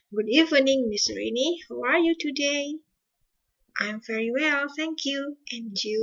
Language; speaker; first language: English; non-native, fluent; Indonesian